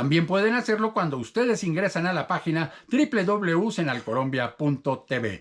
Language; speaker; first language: Spanish; native; Spanish